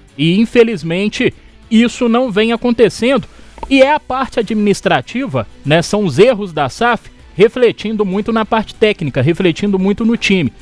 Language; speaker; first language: Portuguese; native; Portuguese